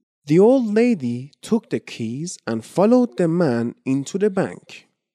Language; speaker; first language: English; non-native, fluent; Persian